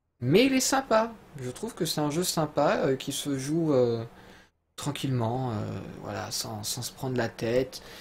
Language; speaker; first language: French; native; French